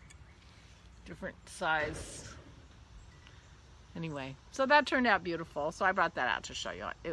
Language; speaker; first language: English; native; English